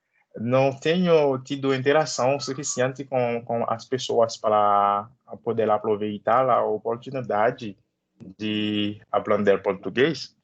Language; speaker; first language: Portuguese; non-native, learner; Haitian Creole